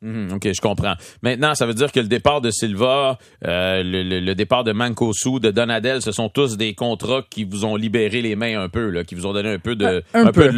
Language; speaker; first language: French; native; French